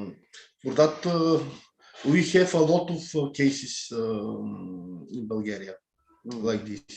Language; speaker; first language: English; non-native, learner; Bulgarian